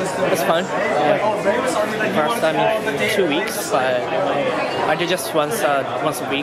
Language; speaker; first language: English; non-native, fluent; Japanese